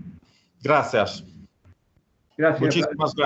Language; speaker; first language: Spanish; non-native, fluent; Italian